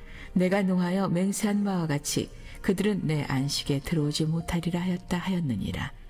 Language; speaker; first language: Korean; native; Korean